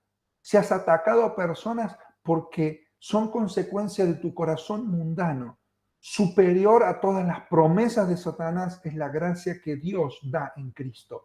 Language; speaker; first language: Spanish; native; Spanish